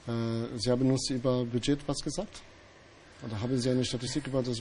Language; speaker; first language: German; non-native, fluent; Albanian